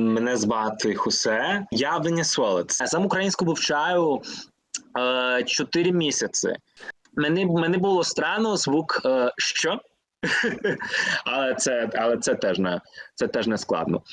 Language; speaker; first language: Ukrainian; non-native, learner; Spanish